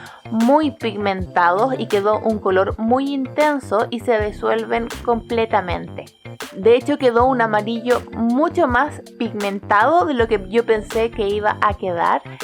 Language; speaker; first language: Spanish; native; Spanish